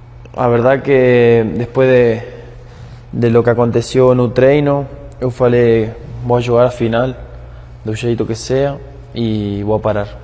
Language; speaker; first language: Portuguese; non-native, learner; Spanish